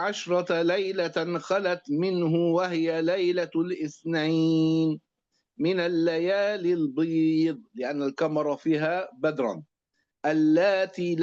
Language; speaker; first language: Arabic; native; Arabic